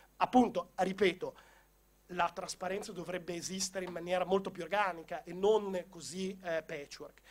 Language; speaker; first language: Italian; native; Italian